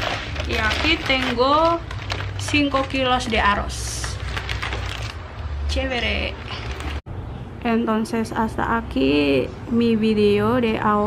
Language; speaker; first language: Spanish; non-native, learner; Indonesian